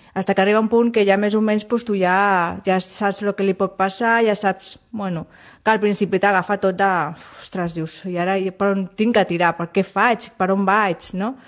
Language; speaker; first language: Catalan; non-native, local second language; Spanish